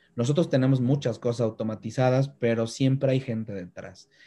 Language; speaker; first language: Spanish; native; Spanish